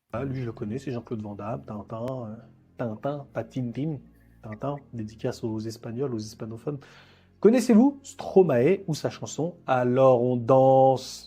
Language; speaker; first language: French; native; French